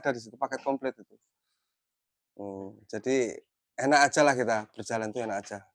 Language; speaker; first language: Indonesian; non-native, local second language; Javanese